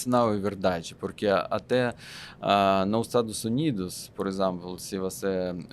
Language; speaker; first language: Portuguese; non-native, fluent; Russian